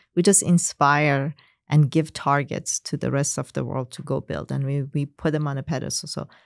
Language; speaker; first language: English; non-native, fluent; Persian